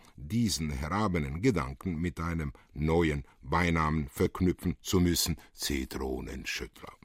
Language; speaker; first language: German; early bilingual, other home language; Italian